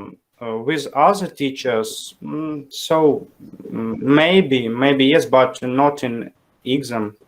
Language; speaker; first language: English; non-native, learner; Ukrainian